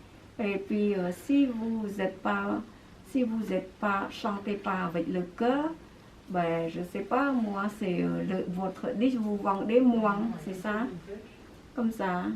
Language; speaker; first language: French; non-native, fluent; Khmer